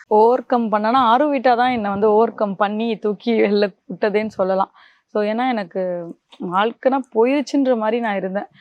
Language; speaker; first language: Tamil; native; Tamil